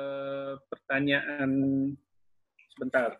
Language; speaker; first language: Indonesian; native; Indonesian